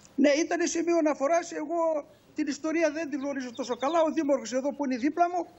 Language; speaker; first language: Greek; native; Greek